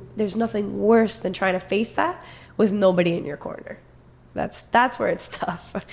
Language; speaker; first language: English; early bilingual, other home language; Spanish